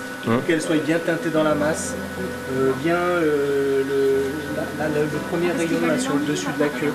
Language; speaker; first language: French; native; French